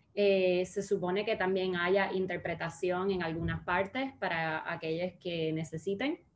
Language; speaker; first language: Spanish; early bilingual, heritage; Spanish